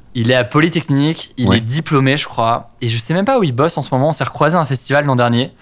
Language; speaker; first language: French; native; French